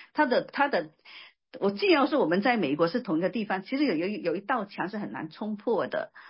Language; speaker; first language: Chinese; native; Chinese